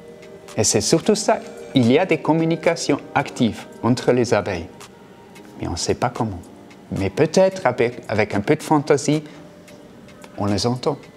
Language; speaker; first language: French; non-native, fluent; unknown